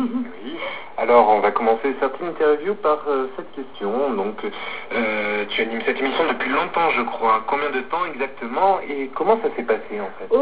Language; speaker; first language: French; native; French